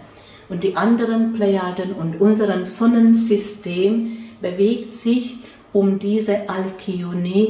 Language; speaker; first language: German; non-native, fluent; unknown